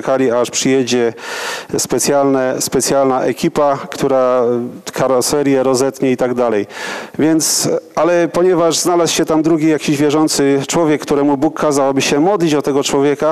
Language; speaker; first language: Polish; native; Polish